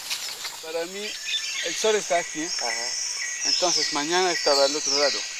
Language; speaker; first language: Spanish; non-native, fluent; French